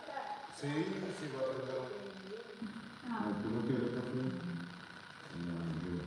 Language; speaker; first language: Spanish; non-native, learner; Portuguese